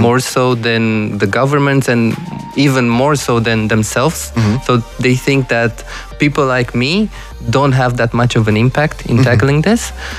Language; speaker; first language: English; non-native, fluent; Romanian